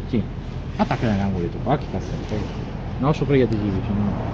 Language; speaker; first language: Italian; native; Italian